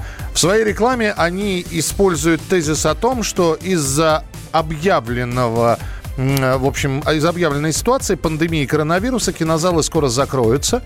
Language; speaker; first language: Russian; native; Russian